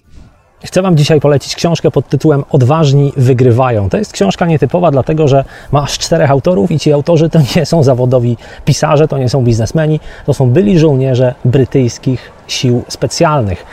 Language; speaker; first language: Polish; native; Polish